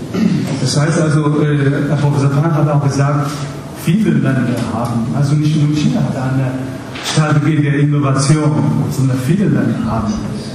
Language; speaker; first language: German; non-native, fluent; Chinese